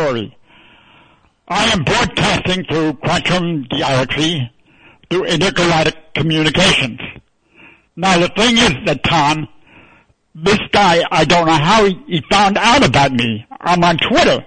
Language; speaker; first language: English; native; English